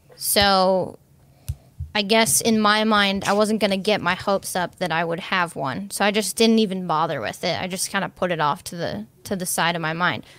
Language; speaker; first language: English; native; English